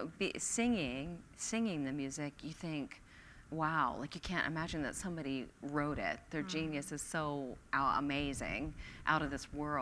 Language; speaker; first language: English; native; English